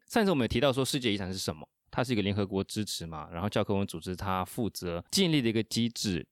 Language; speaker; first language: Chinese; early bilingual, heritage; Chinese